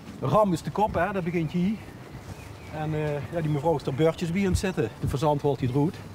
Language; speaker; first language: Dutch; native; Dutch